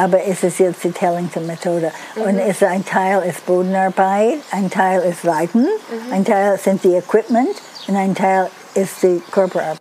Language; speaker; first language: German; non-native, learner; Dutch